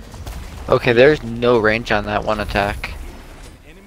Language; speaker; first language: English; native; English